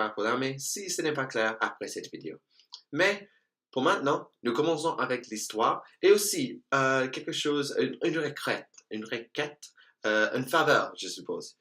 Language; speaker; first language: French; non-native, learner; English